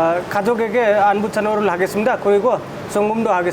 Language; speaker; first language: Korean; non-native, learner; Nepali